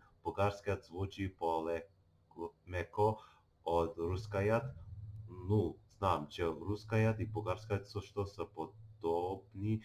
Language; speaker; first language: Bulgarian; non-native, learner; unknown